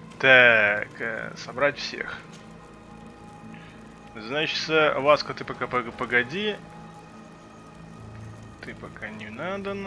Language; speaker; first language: Russian; native; Russian